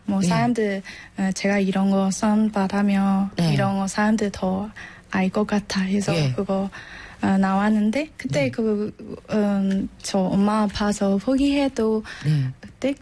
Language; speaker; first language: Korean; non-native, learner; Burmese